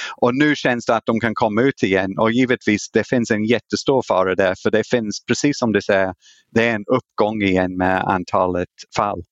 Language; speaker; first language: Swedish; non-native, fluent; English